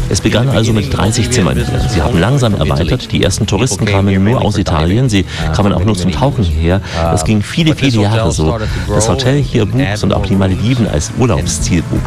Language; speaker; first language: German; native; German